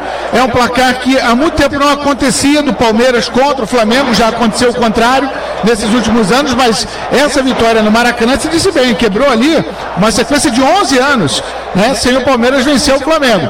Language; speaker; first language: Portuguese; native; Portuguese